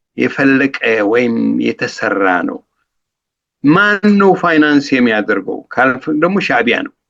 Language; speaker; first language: Amharic; non-native, fluent; Tigrinya